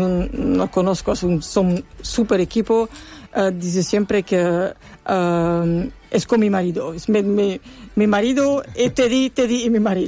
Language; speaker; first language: Spanish; non-native, learner; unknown